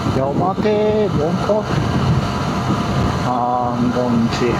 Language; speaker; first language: Cantonese; non-native, learner; Japanese